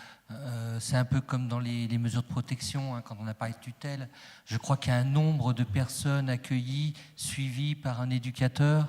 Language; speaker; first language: French; native; French